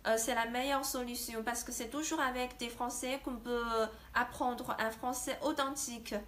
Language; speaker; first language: French; non-native, fluent; Chinese